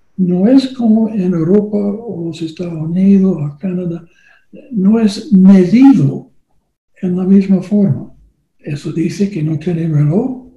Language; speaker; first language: Spanish; non-native, learner; English